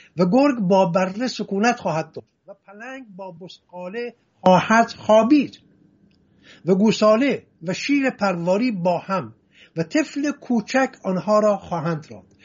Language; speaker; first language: Persian; non-native, local second language; Assyrian Neo-Aramaic